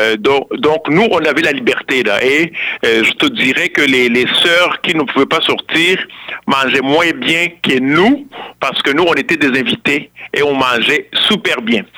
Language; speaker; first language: French; non-native, local second language; Kinyarwanda